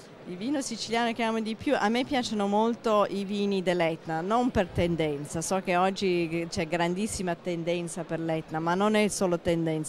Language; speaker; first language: Italian; non-native, fluent; English